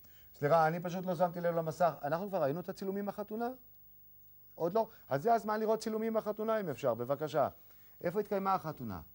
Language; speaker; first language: Hebrew; native; Hebrew